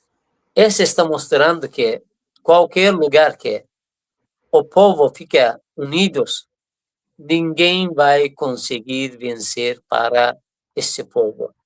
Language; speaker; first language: Portuguese; non-native, fluent; Persian